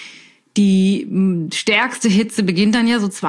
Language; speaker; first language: German; native; German